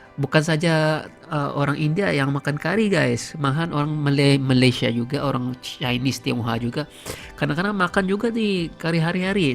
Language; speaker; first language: Malay; native; Malay